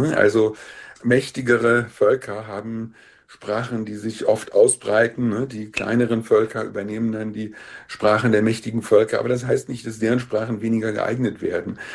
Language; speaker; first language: German; native; German